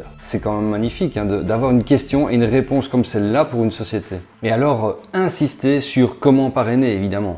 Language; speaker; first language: French; native; French